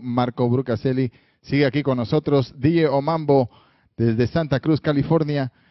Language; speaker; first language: Spanish; native; Spanish